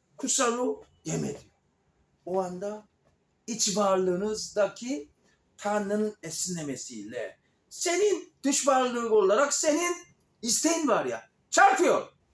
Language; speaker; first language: Turkish; non-native, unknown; Korean